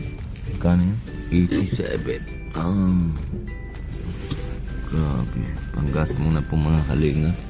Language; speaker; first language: Filipino; non-native, local second language; Bikol